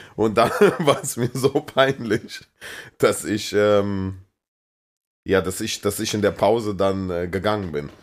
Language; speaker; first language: German; early bilingual, other home language; Russian